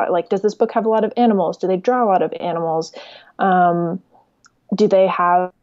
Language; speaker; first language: English; native; English